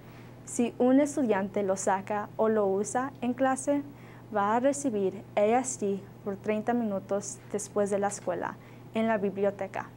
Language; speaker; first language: Spanish; non-native, learner; English